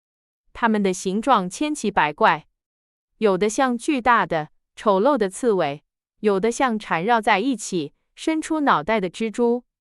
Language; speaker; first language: Chinese; native; Chinese